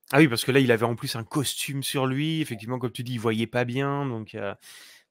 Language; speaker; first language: French; native; French